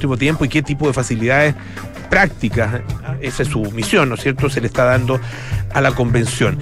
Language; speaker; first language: Spanish; native; Spanish